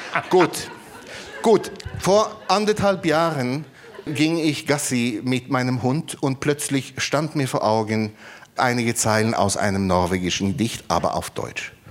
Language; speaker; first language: German; non-native, fluent; Norwegian